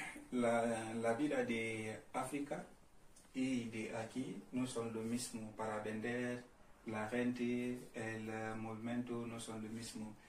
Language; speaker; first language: Spanish; non-native, learner; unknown